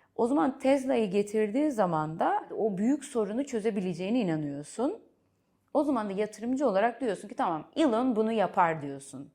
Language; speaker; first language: Turkish; early bilingual, heritage; Turkish